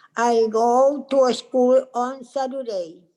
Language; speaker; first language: English; non-native, learner; Spanish